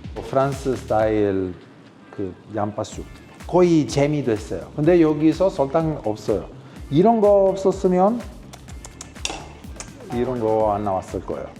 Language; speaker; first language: Korean; non-native, fluent; Italian